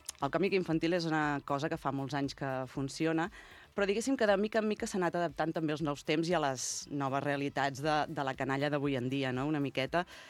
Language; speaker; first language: Catalan; native; Catalan